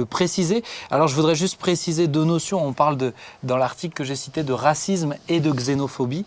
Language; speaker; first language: French; native; French